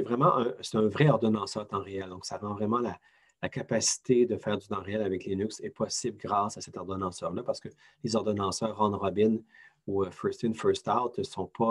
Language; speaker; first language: French; native; French